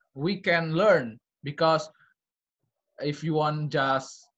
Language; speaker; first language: English; non-native, learner; Indonesian